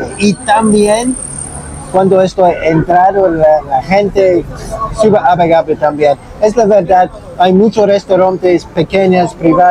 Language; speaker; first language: Spanish; non-native, learner; English